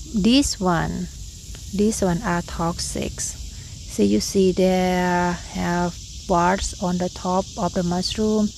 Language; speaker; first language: English; non-native, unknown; Thai